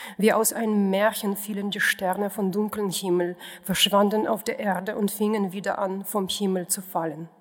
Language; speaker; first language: German; non-native, fluent; Russian